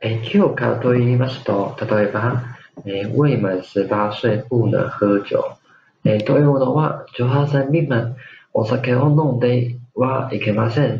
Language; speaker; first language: Japanese; non-native, fluent; Chinese